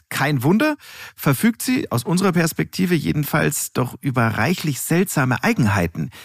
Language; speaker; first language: German; native; German